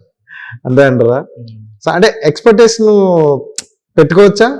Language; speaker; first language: Telugu; native; Telugu